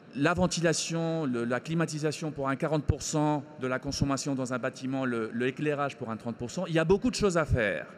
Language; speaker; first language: French; non-native, fluent; Spanish